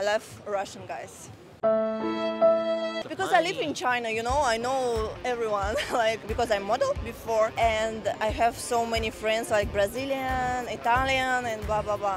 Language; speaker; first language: English; non-native, learner; Russian